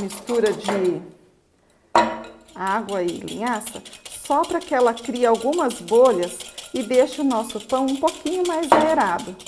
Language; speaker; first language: Portuguese; native; Portuguese